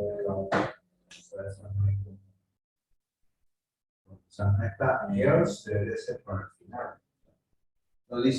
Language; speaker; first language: Spanish; native; Spanish